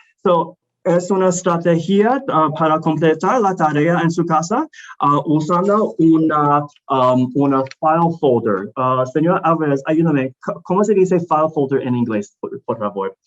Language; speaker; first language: Spanish; non-native, learner; English